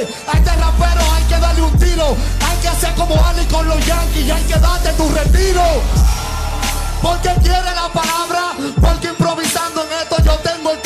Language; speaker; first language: Spanish; native; Spanish